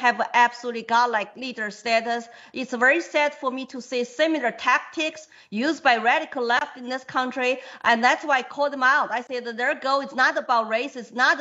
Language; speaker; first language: English; non-native, fluent; Chinese